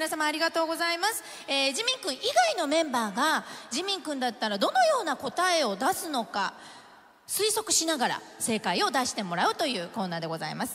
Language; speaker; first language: Japanese; native; Japanese